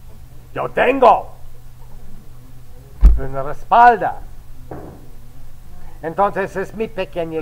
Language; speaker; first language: Spanish; non-native, fluent; English